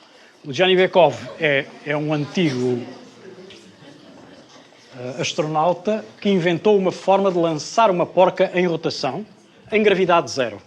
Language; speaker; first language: Portuguese; native; Portuguese